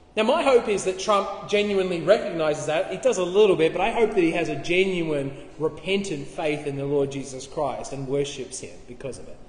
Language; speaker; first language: English; native; English